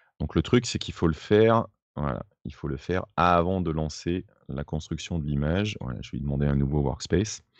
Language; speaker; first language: French; native; French